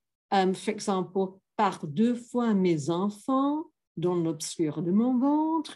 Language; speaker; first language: French; non-native, fluent; English